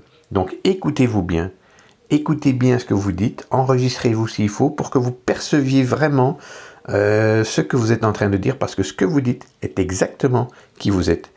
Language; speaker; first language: French; native; French